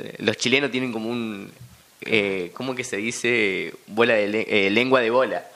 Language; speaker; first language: Spanish; native; Spanish